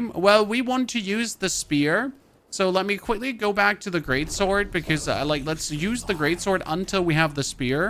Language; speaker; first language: English; non-native, fluent; German